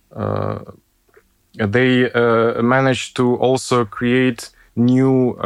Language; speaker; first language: English; non-native, fluent; Ukrainian